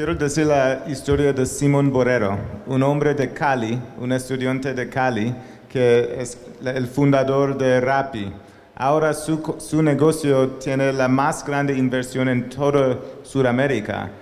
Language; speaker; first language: Spanish; non-native, learner; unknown